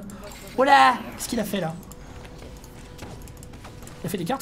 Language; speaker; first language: French; native; French